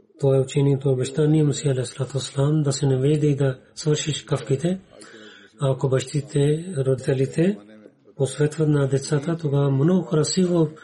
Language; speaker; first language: Bulgarian; non-native, learner; Urdu